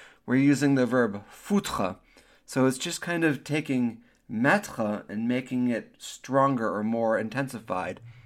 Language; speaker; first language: English; native; English